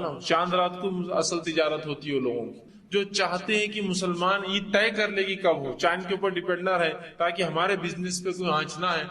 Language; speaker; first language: Urdu; native; Urdu